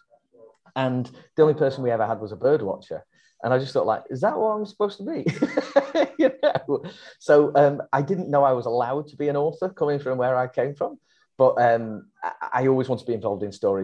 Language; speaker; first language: English; native; English